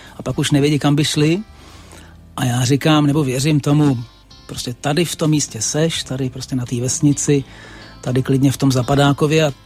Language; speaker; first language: Czech; native; Czech